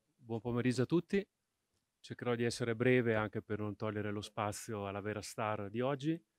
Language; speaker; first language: Italian; native; Italian